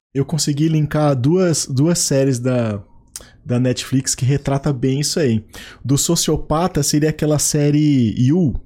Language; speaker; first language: Portuguese; native; Portuguese